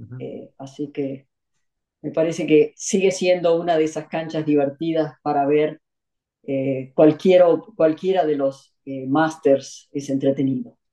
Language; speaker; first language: Spanish; native; Spanish